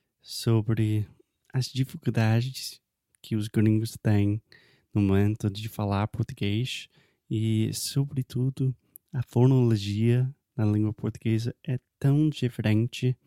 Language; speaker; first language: Portuguese; non-native, fluent; English